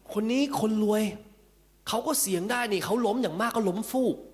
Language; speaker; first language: Thai; early bilingual, heritage; Cantonese